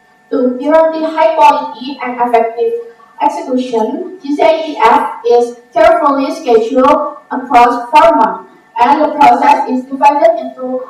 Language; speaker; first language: English; non-native, learner; Indonesian